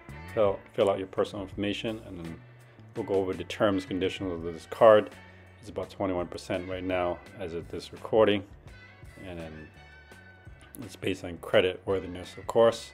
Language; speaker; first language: English; native; English